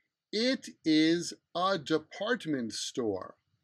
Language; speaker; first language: English; native; English